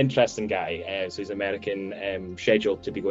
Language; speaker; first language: English; native; English